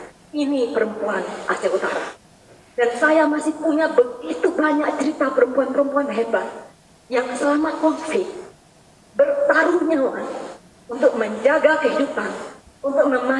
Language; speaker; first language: Indonesian; native; Indonesian